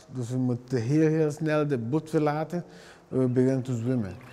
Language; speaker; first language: Dutch; non-native, learner; Somali